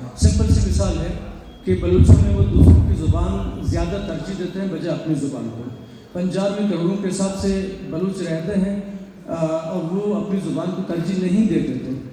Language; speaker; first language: Urdu; non-native, local second language; Baluchi